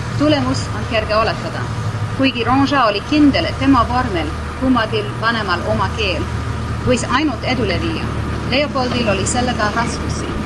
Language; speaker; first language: Estonian; non-native, fluent; English